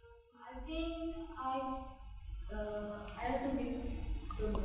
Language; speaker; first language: English; non-native, learner; Indonesian